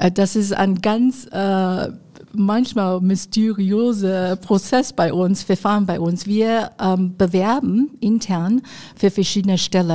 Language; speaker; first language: German; non-native, fluent; Chinese